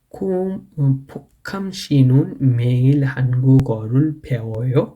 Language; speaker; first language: Korean; non-native, learner; Bangla